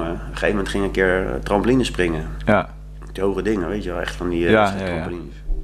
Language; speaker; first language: Dutch; native; Dutch